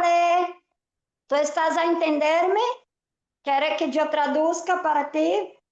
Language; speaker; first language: Spanish; non-native, fluent; Portuguese